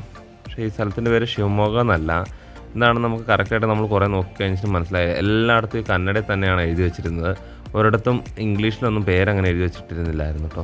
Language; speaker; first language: Malayalam; native; Malayalam